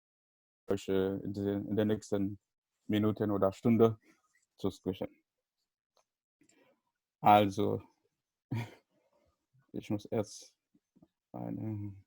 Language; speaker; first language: German; non-native, learner; Haitian Creole